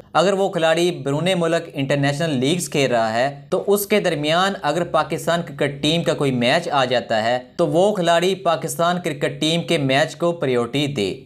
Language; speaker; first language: Urdu; non-native, local second language; Punjabi